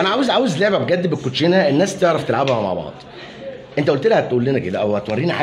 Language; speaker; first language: Arabic; native; Arabic